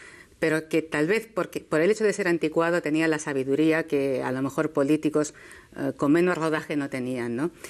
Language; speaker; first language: Spanish; native; Spanish